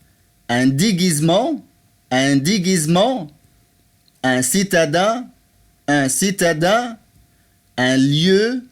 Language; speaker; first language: French; non-native, fluent; Arabic